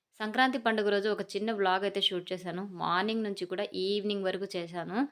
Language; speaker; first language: Telugu; native; Telugu